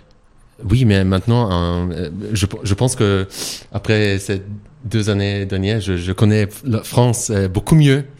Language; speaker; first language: French; non-native, learner; Hebrew